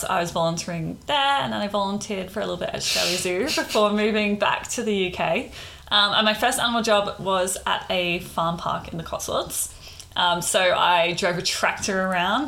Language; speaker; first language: English; native; English